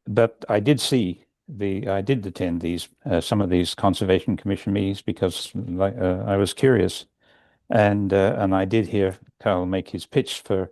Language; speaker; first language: English; native; English